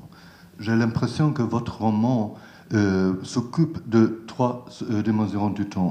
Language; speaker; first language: French; non-native, learner; German